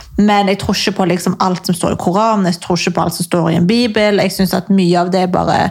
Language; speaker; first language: Norwegian; native; Norwegian